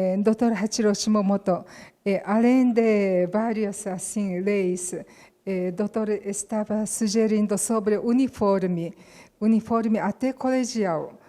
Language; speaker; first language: Portuguese; non-native, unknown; Japanese